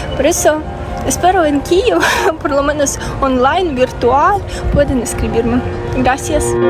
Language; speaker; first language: Spanish; non-native, fluent; Ukrainian